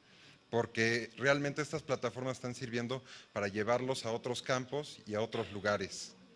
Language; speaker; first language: Spanish; native; Spanish